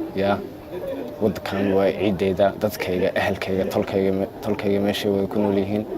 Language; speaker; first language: Somali; early bilingual, heritage; Somali